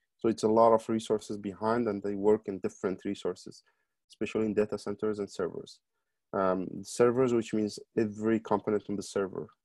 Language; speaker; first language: English; non-native, fluent; Arabic